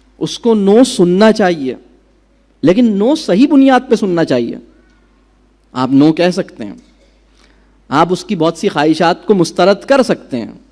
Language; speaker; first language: Urdu; native; Urdu